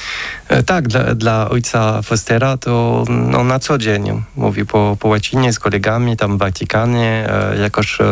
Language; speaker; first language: Polish; non-native, fluent; French